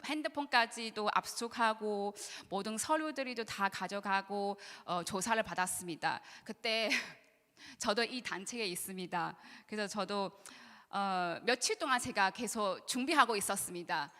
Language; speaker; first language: Korean; non-native, learner; Chinese